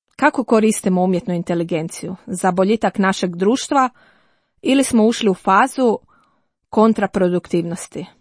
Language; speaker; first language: Croatian; native; Croatian